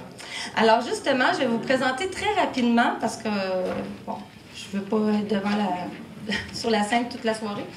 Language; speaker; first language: French; native; French